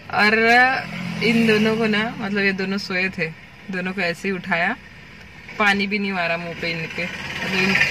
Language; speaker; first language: Hindi; native; Hindi